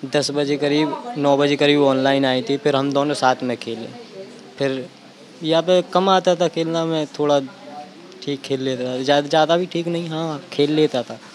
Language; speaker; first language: Hindi; native; Hindi